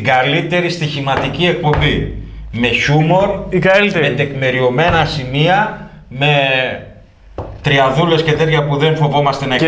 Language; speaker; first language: Greek; native; Greek